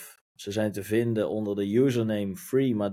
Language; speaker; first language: Dutch; native; Dutch